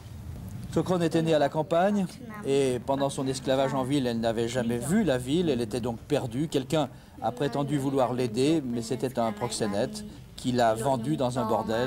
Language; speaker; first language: French; native; French